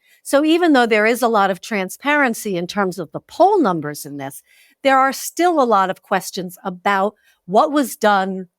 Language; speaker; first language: English; native; English